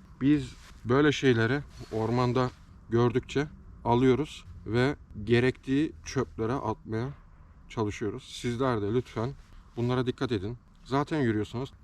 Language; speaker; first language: Turkish; early bilingual, heritage; Turkish